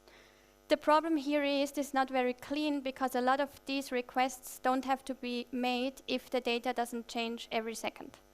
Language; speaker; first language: English; non-native, fluent; German